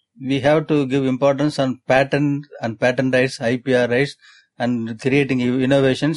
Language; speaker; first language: English; non-native, local second language; Tamil